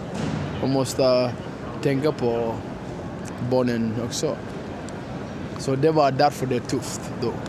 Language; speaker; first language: Swedish; non-native, fluent; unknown